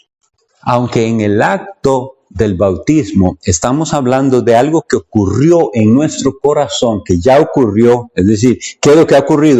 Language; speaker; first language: Spanish; native; Spanish